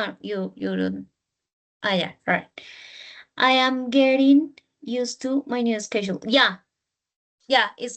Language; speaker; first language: English; non-native, learner; Spanish